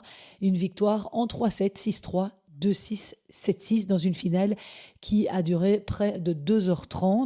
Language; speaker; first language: French; native; French